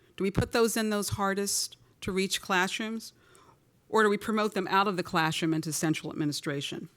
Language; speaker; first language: English; native; English